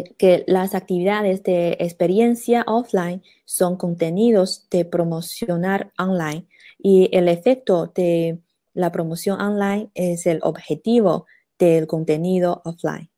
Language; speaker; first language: Spanish; non-native, fluent; Chinese